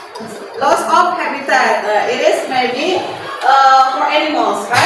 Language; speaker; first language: English; non-native, learner; Indonesian